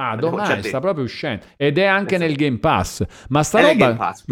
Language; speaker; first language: Italian; native; Italian